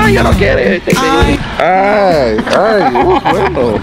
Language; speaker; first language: Spanish; non-native, learner; English